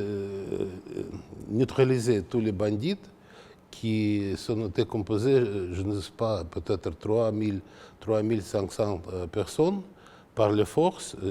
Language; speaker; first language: French; non-native, fluent; Russian